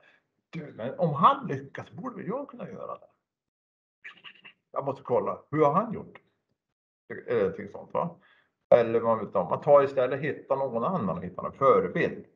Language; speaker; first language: Swedish; native; Swedish